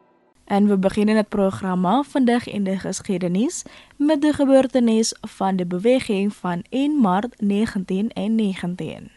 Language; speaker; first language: Dutch; non-native, fluent; Indonesian